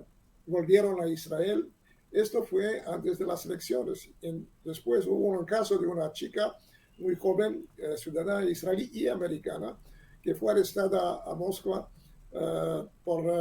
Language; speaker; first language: Spanish; non-native, learner; Hebrew